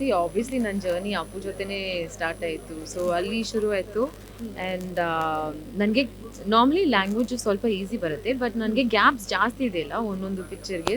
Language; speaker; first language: Kannada; non-native, learner; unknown